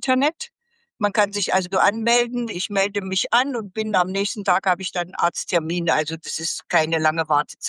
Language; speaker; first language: German; native; German